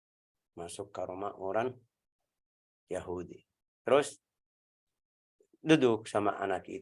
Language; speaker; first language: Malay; non-native, learner; Arabic